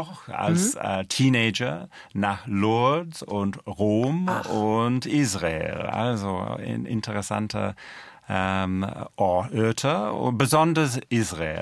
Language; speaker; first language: German; non-native, fluent; English